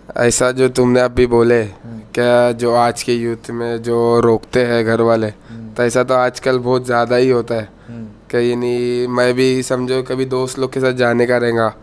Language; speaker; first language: Hindi; non-native, local second language; Urdu